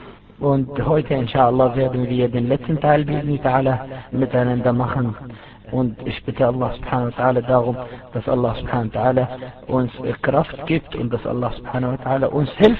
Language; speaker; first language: German; non-native, fluent; Arabic